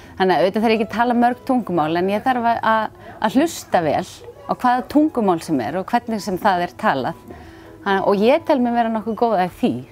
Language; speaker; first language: Icelandic; native; Icelandic